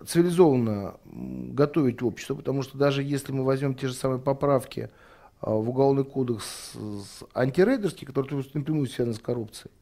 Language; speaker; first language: Russian; native; Russian